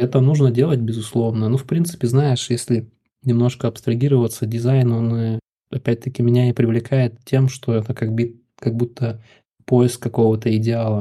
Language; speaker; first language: Russian; native; Russian